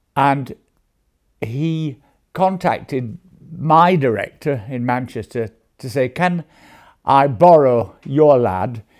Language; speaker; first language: English; native; English